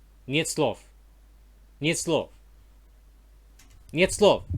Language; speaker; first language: Russian; non-native, learner; English